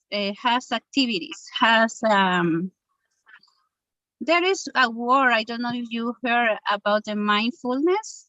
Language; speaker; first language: English; non-native, learner; Spanish